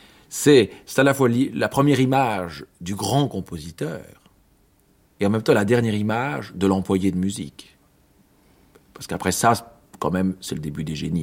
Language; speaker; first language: French; native; French